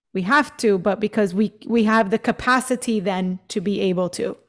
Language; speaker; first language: English; early bilingual, other home language; Spanish